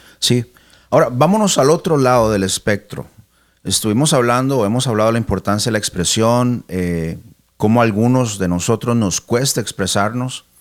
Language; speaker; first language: Spanish; early bilingual, heritage; Spanish